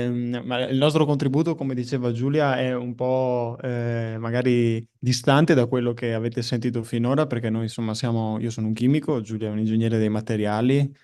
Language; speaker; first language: Italian; native; Italian